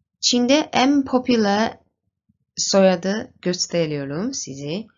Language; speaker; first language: Turkish; non-native, learner; Chinese